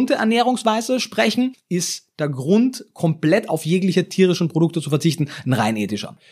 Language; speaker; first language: German; native; German